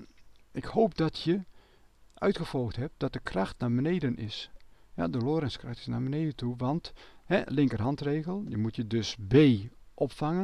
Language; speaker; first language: Dutch; native; Dutch